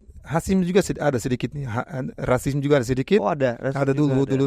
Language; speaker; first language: Indonesian; non-native, fluent; Portuguese